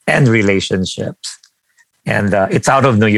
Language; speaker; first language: English; non-native, local second language; Filipino